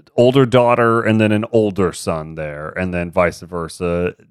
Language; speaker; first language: English; native; English